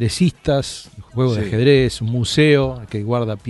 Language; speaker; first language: Spanish; native; Spanish